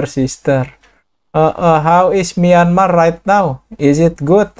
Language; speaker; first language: English; non-native, learner; Indonesian